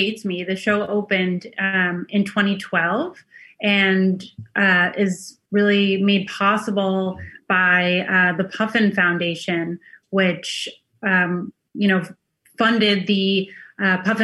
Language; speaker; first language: English; native; English